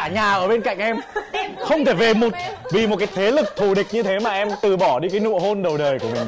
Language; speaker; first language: Vietnamese; native; Vietnamese